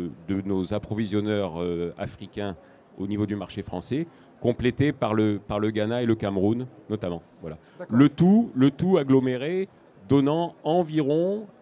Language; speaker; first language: French; native; French